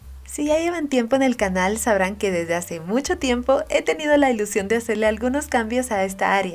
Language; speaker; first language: Spanish; native; Spanish